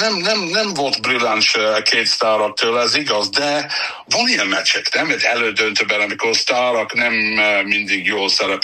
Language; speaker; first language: Hungarian; non-native, fluent; English